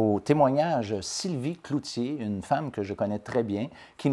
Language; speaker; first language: French; native; French